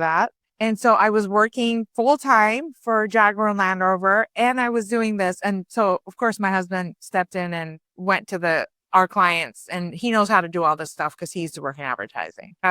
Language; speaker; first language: English; early bilingual, other home language; Persian